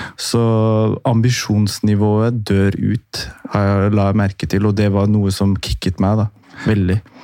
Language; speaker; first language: Norwegian; early bilingual, other home language; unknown